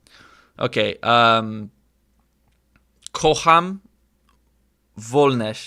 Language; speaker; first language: Polish; non-native, learner; English